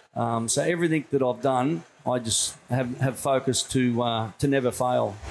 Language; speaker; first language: English; native; English